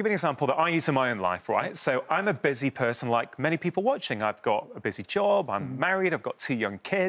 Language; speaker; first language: English; native; English